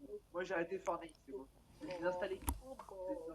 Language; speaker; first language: French; native; French